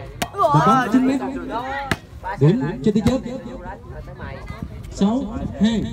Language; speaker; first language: Vietnamese; native; Vietnamese